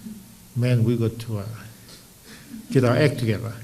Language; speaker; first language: English; non-native, local second language; Fijian